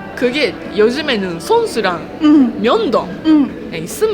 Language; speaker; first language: Korean; non-native, fluent; Japanese